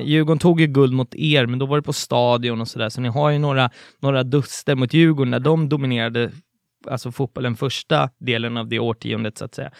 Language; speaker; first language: Swedish; native; Swedish